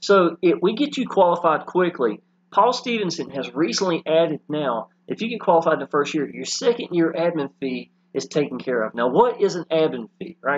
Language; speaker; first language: English; native; English